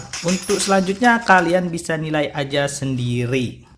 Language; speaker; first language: Indonesian; native; Indonesian